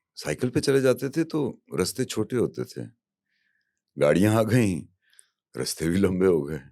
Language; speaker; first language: Urdu; native; Urdu